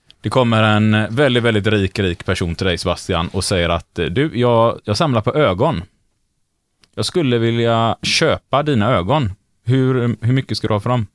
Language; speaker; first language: Swedish; native; Swedish